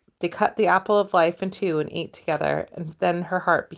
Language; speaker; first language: English; native; English